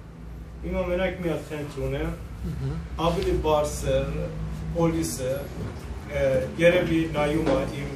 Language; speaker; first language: Armenian; non-native, learner; Persian